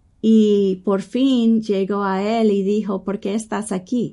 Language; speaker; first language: Spanish; non-native, fluent; English